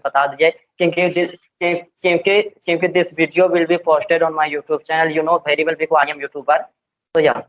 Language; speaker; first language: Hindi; native; Hindi